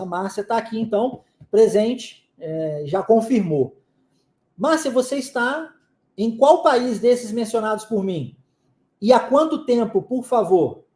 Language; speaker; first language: Portuguese; non-native, fluent; English